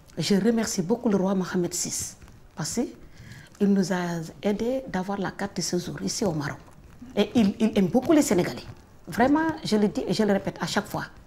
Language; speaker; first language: French; non-native, local second language; Wolof